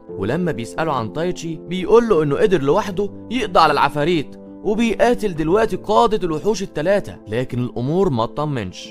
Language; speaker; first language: Arabic; native; Arabic